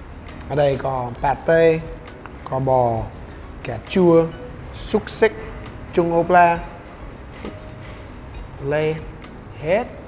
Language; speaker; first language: Vietnamese; non-native, learner; English